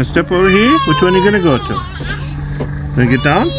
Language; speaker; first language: English; native; English